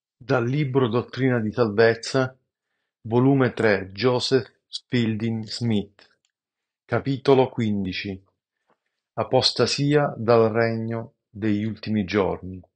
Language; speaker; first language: Italian; native; Italian